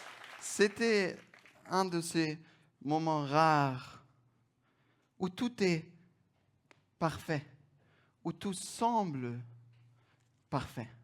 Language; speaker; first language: French; non-native, fluent; German